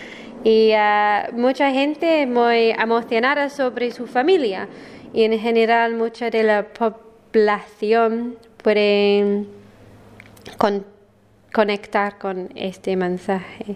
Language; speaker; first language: Spanish; non-native, learner; English